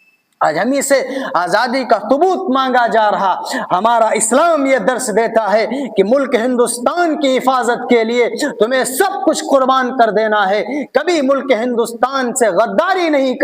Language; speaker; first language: Urdu; native; Urdu